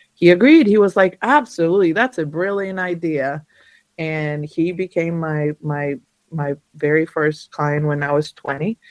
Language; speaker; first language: English; early bilingual, other home language; Spanish